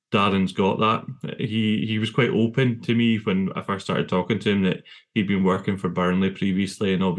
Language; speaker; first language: English; native; English